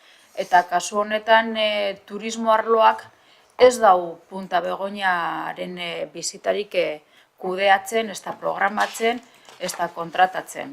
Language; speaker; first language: Basque; native; Basque